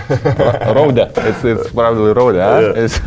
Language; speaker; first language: English; non-native, fluent; Lithuanian